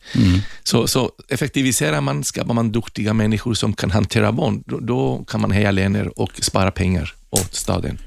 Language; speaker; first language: Swedish; non-native, fluent; Greek